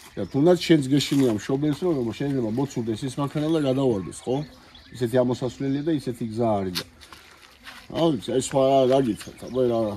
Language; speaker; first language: Georgian; native; Georgian